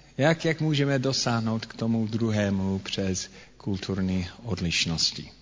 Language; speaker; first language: Czech; non-native, fluent; English